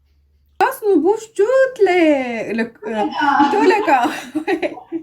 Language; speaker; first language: French; non-native, learner; Arabic